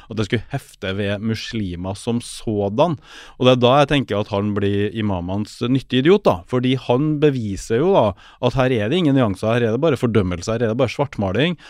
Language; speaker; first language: Norwegian; native; Norwegian